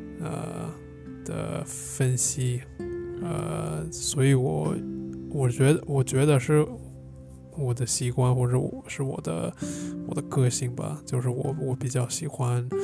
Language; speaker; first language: Chinese; non-native, fluent; English